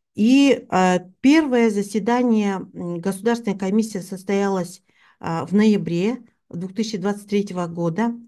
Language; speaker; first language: Russian; non-native, local second language; Tuvinian